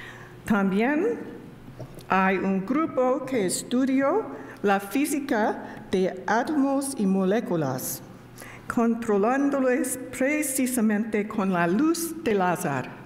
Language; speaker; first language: Spanish; non-native, learner; English